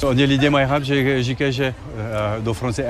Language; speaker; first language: Czech; non-native, learner; French